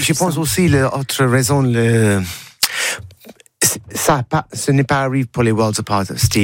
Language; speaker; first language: French; non-native, learner; English